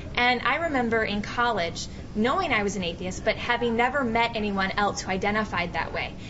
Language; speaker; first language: English; native; English